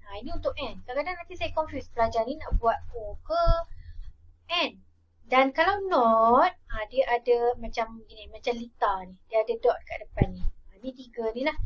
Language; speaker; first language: Malay; native; Malay